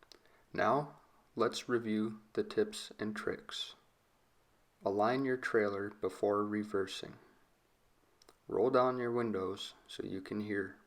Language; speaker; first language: English; native; English